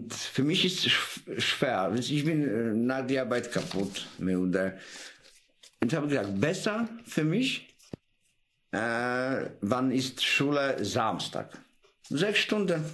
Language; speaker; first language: German; non-native, learner; Polish